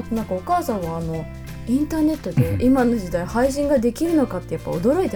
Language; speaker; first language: Japanese; native; Japanese